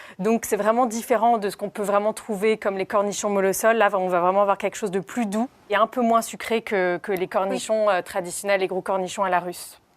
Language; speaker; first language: French; native; French